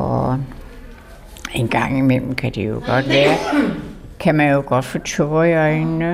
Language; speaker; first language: Danish; native; Danish